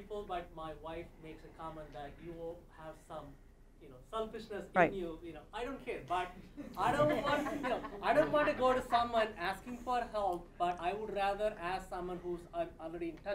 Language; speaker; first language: English; non-native, fluent; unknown